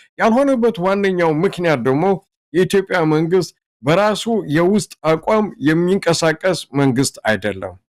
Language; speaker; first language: Amharic; non-native, local second language; Tigrinya